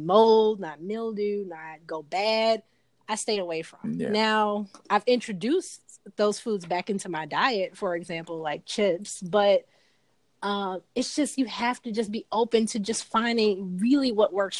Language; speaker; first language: English; native; English